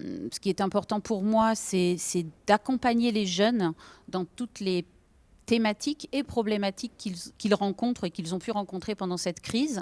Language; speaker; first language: French; native; French